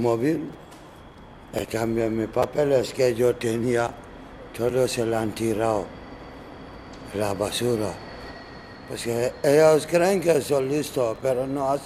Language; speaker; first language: Spanish; non-native, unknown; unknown